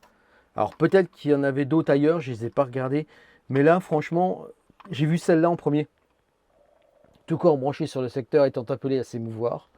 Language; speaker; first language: French; native; French